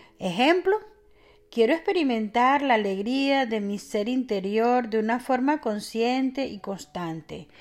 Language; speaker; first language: Spanish; native; Spanish